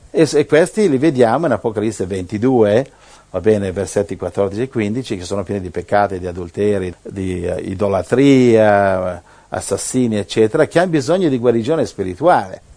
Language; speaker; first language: Italian; native; Italian